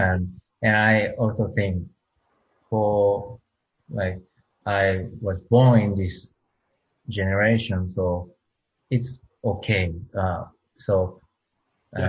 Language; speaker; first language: English; non-native, learner; Japanese